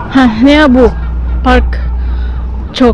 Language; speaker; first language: Turkish; non-native, learner; Indonesian